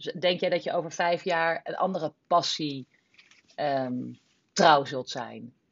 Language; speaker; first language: Dutch; native; Dutch